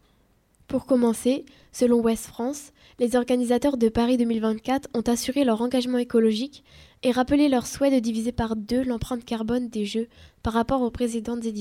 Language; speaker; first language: French; native; French